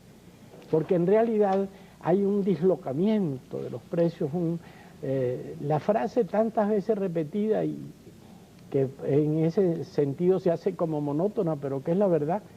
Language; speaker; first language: Spanish; native; Spanish